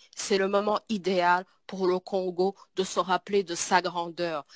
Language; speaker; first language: French; non-native, local second language; Kinyarwanda